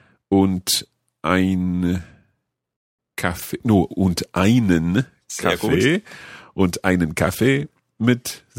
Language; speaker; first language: German; non-native, learner; English